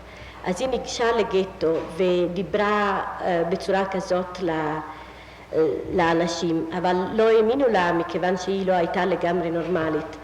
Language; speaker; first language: Hebrew; non-native, fluent; Italian